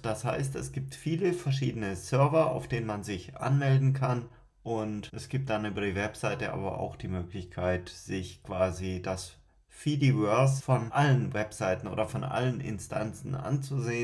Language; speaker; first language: German; native; German